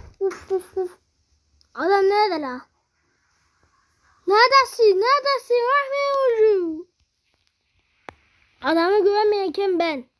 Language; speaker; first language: Turkish; native; Turkish